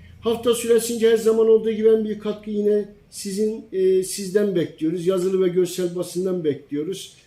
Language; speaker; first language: Turkish; native; Turkish